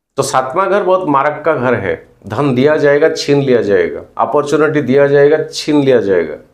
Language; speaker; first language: Hindi; non-native, local second language; Odia